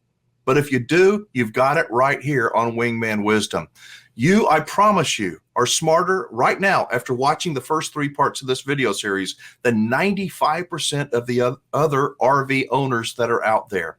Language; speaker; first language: English; native; English